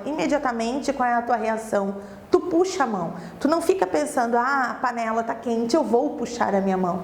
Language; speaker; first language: Portuguese; native; Portuguese